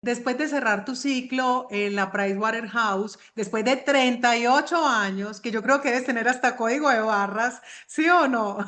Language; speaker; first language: Spanish; native; Spanish